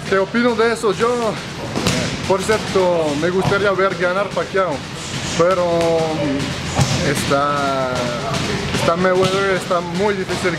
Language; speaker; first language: Spanish; early bilingual, other home language; French